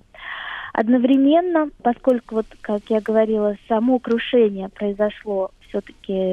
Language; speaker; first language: Russian; native; Russian